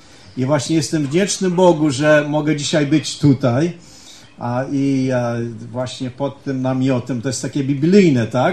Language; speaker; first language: Polish; early bilingual, heritage; Polish